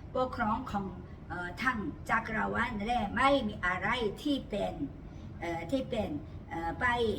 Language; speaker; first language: Thai; non-native, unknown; Korean